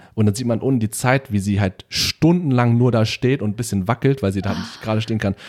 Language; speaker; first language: German; early bilingual, other home language; Vietnamese